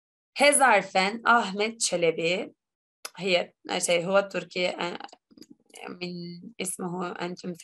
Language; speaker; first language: Arabic; non-native, learner; Turkish